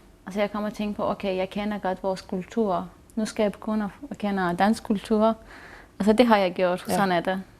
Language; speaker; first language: Danish; non-native, learner; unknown